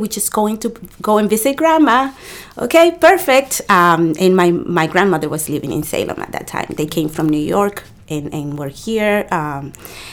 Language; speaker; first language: English; non-native, fluent; Spanish